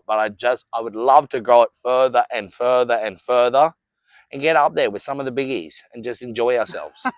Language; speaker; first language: English; native; English